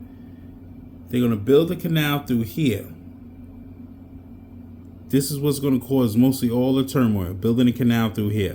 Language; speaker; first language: English; native; English